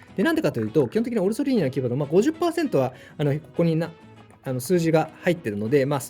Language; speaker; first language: Japanese; native; Japanese